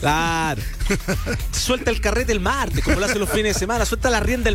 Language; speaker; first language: Spanish; native; Spanish